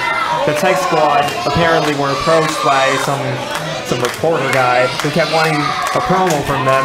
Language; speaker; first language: English; native; English